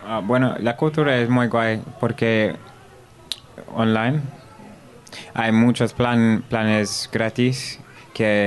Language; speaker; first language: Spanish; non-native, learner; English